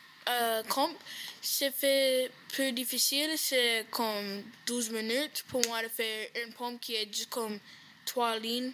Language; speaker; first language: French; non-native, learner; English